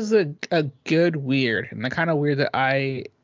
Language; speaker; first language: English; native; English